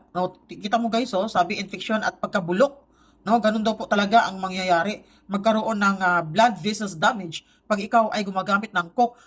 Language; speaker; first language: Filipino; non-native, local second language; Cebuano